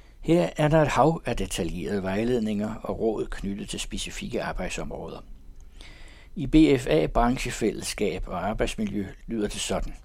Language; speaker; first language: Danish; native; Danish